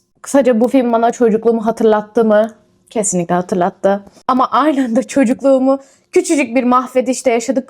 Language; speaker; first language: Turkish; native; Turkish